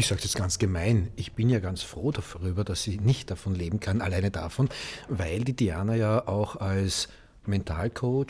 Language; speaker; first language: German; native; German